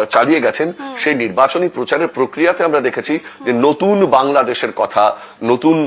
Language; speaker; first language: Bangla; native; Bangla